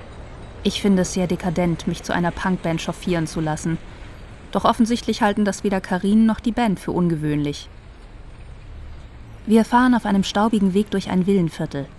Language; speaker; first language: German; native; German